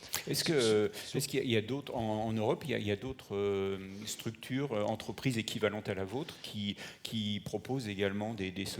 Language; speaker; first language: French; native; French